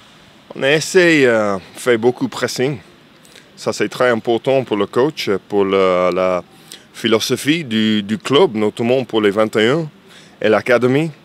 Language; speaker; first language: French; non-native, fluent; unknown